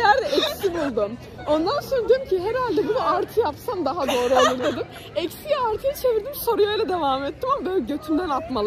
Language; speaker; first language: Turkish; native; Turkish